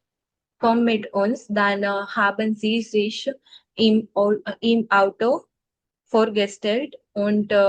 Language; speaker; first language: German; non-native, learner; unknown